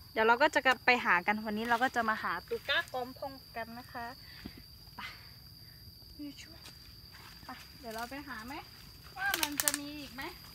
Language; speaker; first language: Thai; non-native, local second language; Hmong